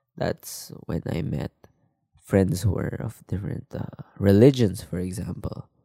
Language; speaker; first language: English; non-native, local second language; Filipino